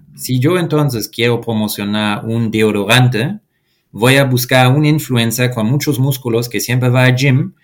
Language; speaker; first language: Spanish; non-native, fluent; German